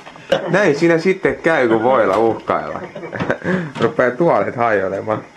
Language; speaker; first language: Finnish; native; Finnish